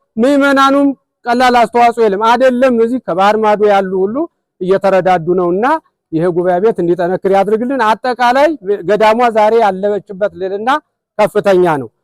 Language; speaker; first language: Amharic; native; Amharic